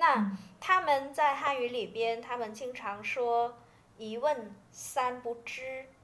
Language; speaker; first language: Chinese; non-native, fluent; Vietnamese